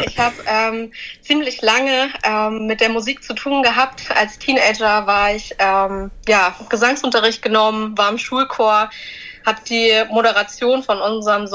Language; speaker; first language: German; native; German